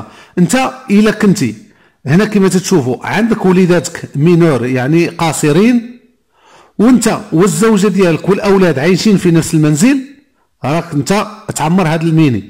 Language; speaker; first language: Arabic; native; Arabic